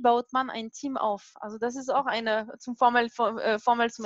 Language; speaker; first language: German; non-native, fluent; French